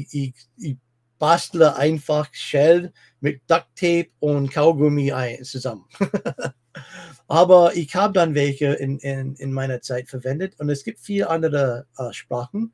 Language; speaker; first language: German; non-native, fluent; English